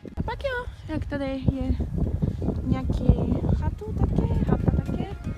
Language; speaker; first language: Czech; non-native, learner; Portuguese